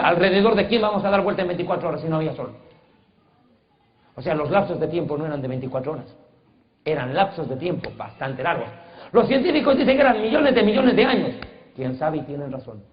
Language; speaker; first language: Spanish; native; Spanish